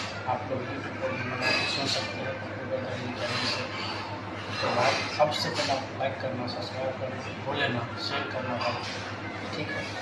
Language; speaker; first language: Hindi; non-native, local second language; Maithili